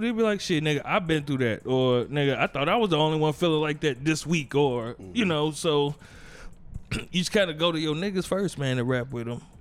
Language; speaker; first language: English; native; English